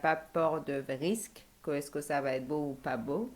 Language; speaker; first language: French; non-native, fluent; Persian